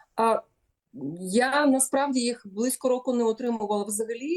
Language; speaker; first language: Ukrainian; native; Ukrainian